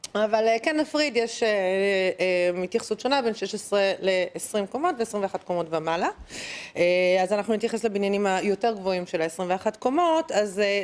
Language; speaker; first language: Hebrew; native; Hebrew